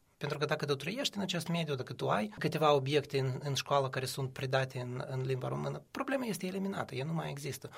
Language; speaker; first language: Romanian; non-native, local second language; Russian